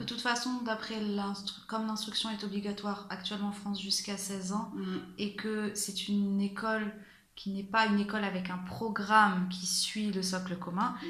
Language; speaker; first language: French; native; French